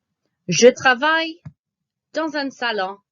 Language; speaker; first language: French; non-native, fluent; English